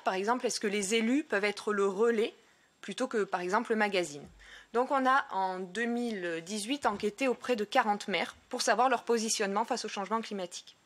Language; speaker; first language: French; native; French